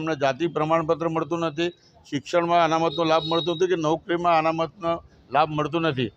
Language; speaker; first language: Gujarati; non-native, local second language; Marathi